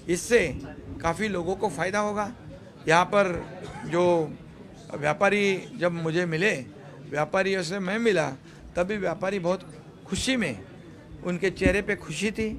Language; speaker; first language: Hindi; non-native, local second language; Marathi